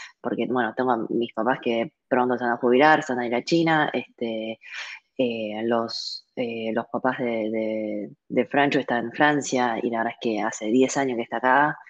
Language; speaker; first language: Spanish; early bilingual, other home language; Chinese